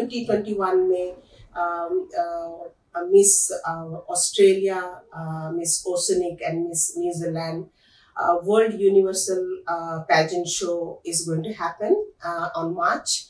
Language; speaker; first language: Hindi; non-native, local second language; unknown